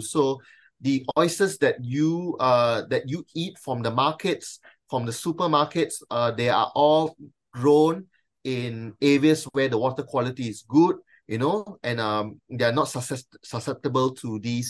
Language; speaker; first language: English; non-native, local second language; Chinese